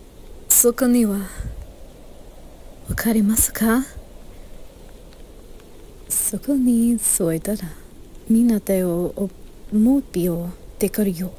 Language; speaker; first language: Japanese; non-native, learner; English